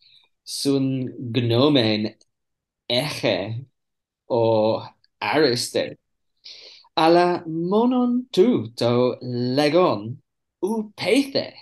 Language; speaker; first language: Greek; non-native, fluent; English